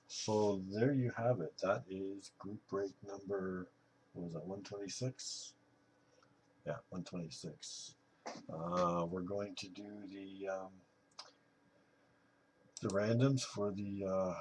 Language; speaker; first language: English; native; English